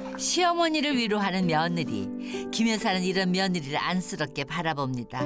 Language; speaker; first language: Korean; native; Korean